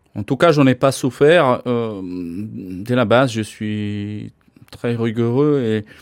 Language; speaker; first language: French; non-native, fluent; Slovak